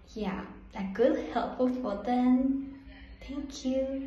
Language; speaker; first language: English; non-native, learner; Burmese